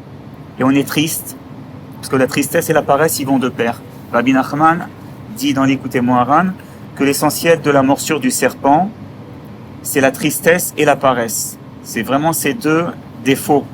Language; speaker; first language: French; native; French